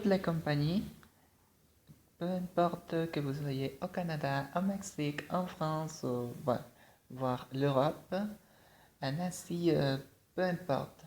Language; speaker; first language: French; non-native, fluent; Spanish